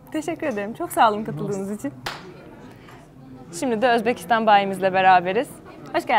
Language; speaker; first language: Turkish; native; Turkish